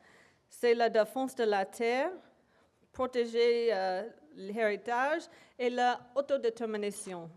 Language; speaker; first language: French; non-native, local second language; English